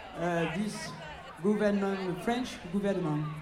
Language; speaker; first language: English; non-native, learner; French